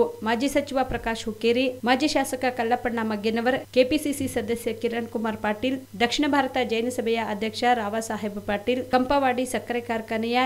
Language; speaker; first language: Kannada; native; Kannada